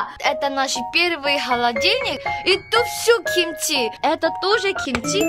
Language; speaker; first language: Russian; non-native, fluent; Korean